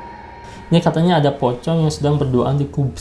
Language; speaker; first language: Indonesian; native; Indonesian